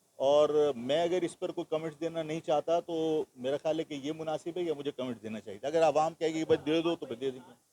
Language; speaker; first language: Urdu; native; Urdu